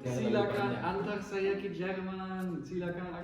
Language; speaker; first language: Indonesian; non-native, learner; German